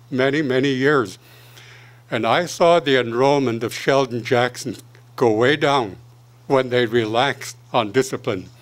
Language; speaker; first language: English; native; English